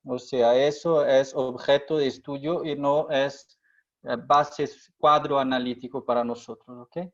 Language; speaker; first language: Spanish; non-native, fluent; Portuguese